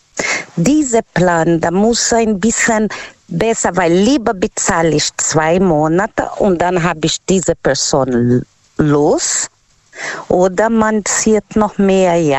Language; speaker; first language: German; non-native, learner; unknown